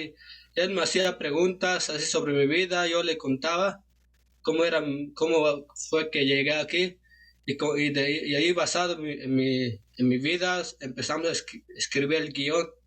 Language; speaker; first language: Spanish; non-native, local second language; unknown